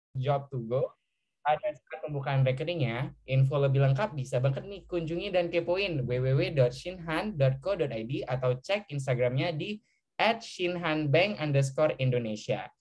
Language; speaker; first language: Indonesian; native; Indonesian